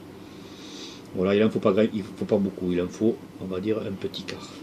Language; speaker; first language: French; native; French